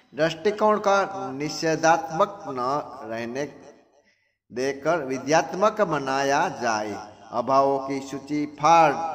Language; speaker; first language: Hindi; non-native, local second language; Gujarati